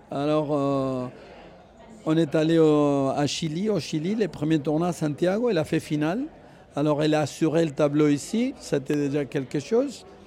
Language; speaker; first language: French; non-native, fluent; Spanish